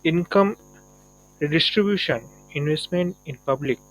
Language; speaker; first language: English; non-native, local second language; Marathi